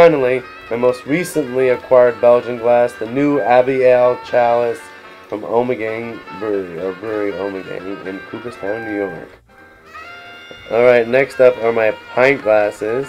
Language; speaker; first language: English; native; English